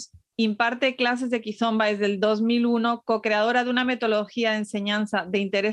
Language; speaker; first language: Spanish; native; Spanish